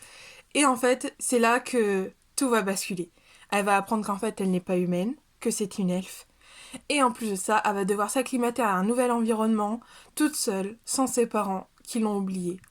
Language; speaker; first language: French; native; French